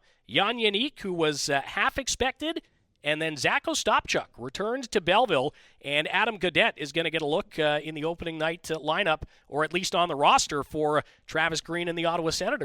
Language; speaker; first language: English; native; English